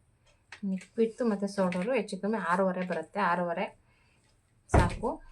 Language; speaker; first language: Kannada; native; Kannada